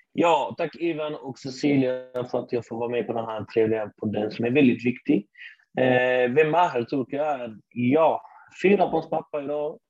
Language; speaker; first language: Swedish; early bilingual, other home language; Arabic